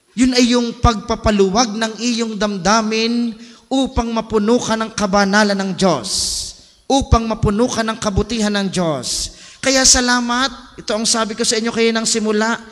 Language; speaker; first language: Filipino; native; Filipino